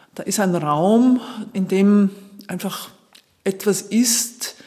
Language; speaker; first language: German; native; German